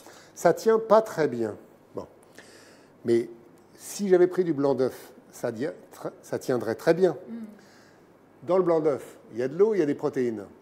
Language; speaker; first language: French; native; French